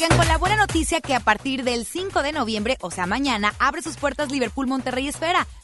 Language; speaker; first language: Spanish; native; Spanish